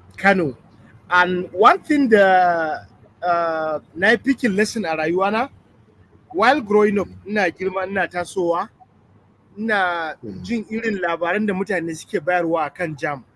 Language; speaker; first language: Hausa; non-native, local second language; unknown